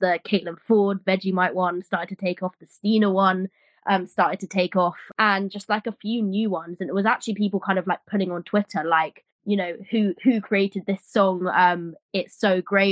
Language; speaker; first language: English; native; English